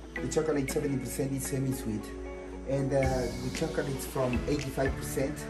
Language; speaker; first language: English; non-native, learner; Spanish